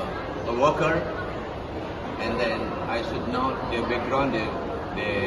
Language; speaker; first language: English; non-native, learner; Indonesian